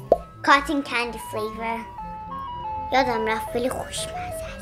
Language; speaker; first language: Persian; early bilingual, heritage; Persian